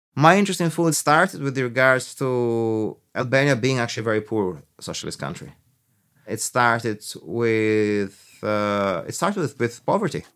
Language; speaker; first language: English; early bilingual, other home language; Albanian